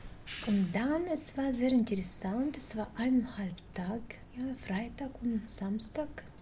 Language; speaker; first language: German; non-native, learner; Russian